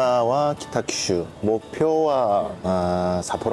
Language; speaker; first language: Japanese; non-native, learner; Korean